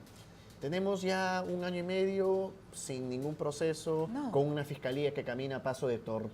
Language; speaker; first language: Spanish; native; Spanish